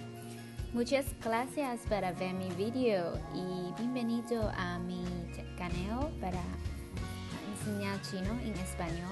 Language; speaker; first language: Spanish; non-native, learner; Chinese